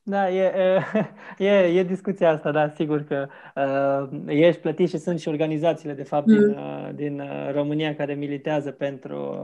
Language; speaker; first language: Romanian; native; Romanian